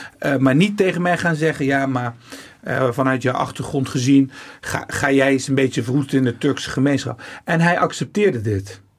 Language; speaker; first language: Dutch; early bilingual, other home language; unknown